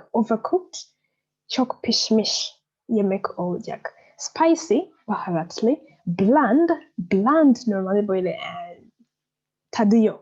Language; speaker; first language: Turkish; non-native, fluent; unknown